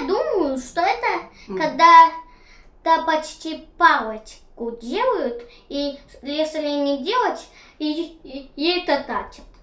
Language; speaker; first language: Russian; early bilingual, heritage; Russian